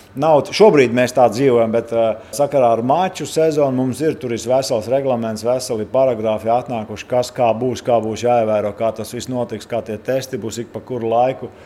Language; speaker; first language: Latvian; native; Latvian